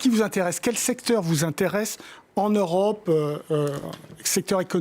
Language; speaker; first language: French; native; French